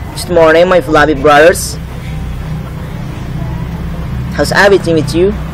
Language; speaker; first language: English; non-native, learner; Indonesian